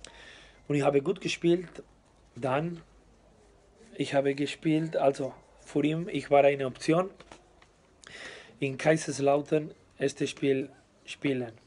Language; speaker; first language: German; non-native, learner; Spanish